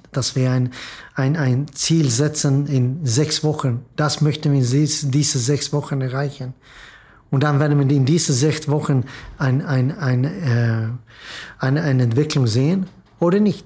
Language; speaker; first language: German; non-native, fluent; Swedish